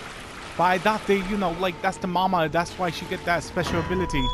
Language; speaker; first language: English; native; English